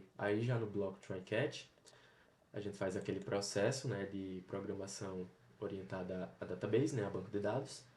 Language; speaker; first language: Portuguese; native; Portuguese